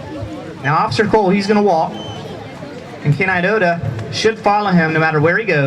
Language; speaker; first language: English; native; English